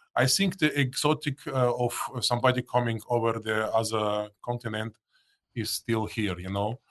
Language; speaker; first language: English; non-native, fluent; Russian